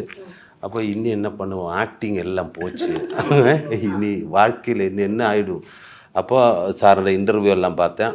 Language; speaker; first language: Tamil; non-native, learner; Malayalam